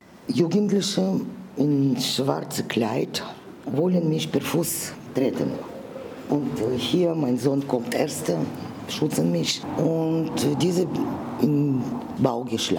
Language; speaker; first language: German; non-native, learner; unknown